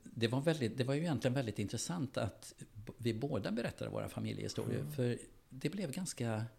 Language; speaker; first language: Swedish; native; Swedish